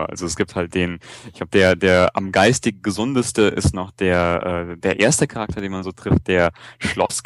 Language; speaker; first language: German; native; German